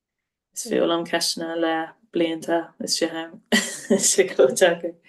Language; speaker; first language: Irish; non-native, local second language; English